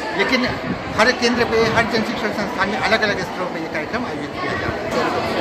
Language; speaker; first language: Hindi; native; Hindi